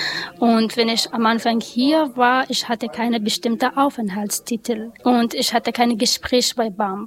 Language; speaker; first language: German; non-native, learner; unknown